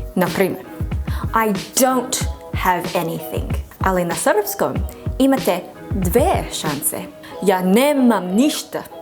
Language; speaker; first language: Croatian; non-native, learner; English